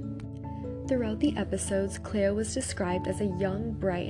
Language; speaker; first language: English; native; English